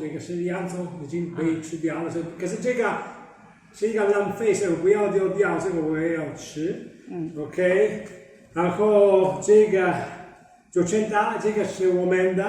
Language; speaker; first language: Chinese; non-native, fluent; Italian